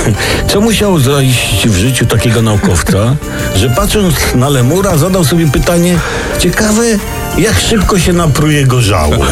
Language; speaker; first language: Polish; native; Polish